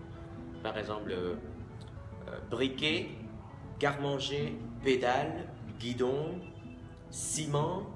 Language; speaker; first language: French; non-native, fluent; Vietnamese